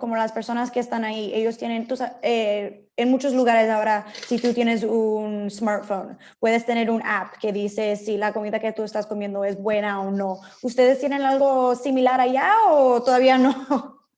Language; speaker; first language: Spanish; early bilingual, heritage; Spanish